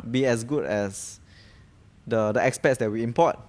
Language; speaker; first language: English; native; English